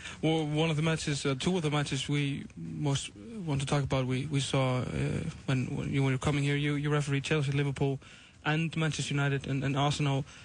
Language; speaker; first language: English; non-native, fluent; Icelandic